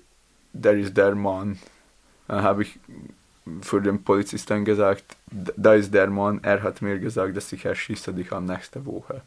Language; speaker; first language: German; non-native, learner; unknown